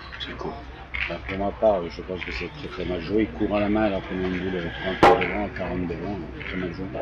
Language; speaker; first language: French; native; French